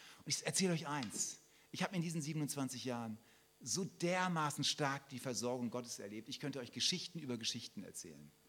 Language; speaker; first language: German; native; German